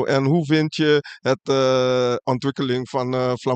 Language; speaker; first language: Dutch; non-native, local second language; Papiamento